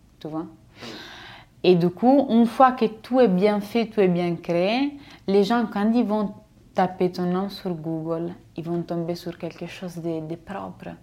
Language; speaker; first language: French; non-native, fluent; Italian